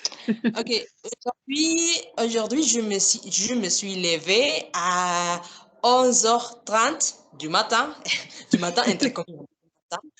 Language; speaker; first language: French; non-native, fluent; Spanish